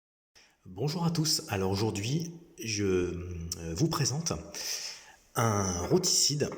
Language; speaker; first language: French; native; French